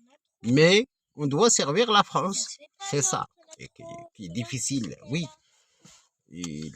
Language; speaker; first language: French; non-native, fluent; Arabic